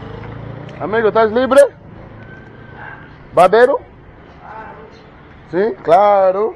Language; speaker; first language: Spanish; non-native, learner; English